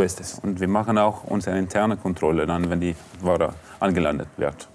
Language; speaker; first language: German; non-native, fluent; Norwegian